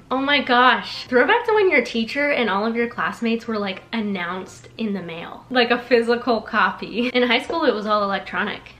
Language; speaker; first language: English; native; English